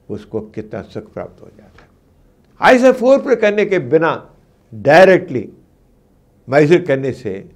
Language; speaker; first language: Hindi; non-native, local second language; Telugu